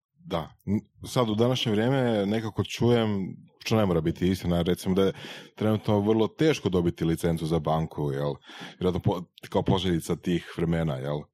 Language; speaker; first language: Croatian; native; Croatian